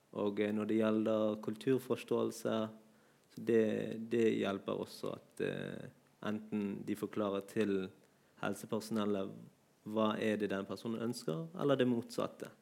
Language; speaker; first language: Norwegian; non-native, fluent; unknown